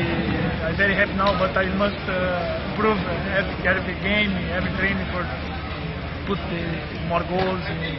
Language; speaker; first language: English; non-native, learner; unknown